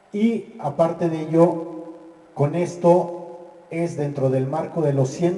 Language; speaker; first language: Spanish; native; Spanish